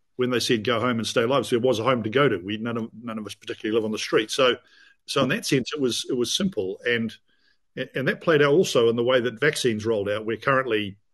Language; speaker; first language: English; native; English